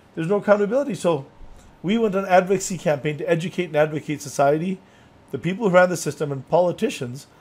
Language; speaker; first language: English; native; English